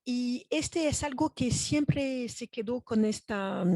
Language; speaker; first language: Spanish; non-native, fluent; French